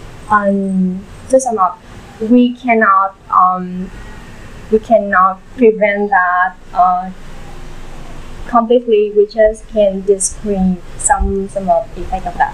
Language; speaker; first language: English; non-native, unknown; Vietnamese